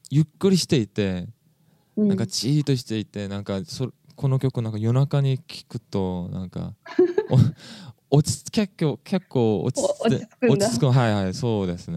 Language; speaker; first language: Japanese; non-native, fluent; English